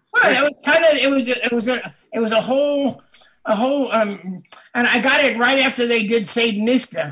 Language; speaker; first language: English; native; English